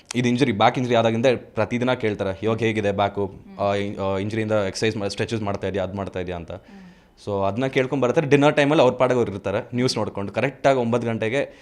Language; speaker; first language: Kannada; native; Kannada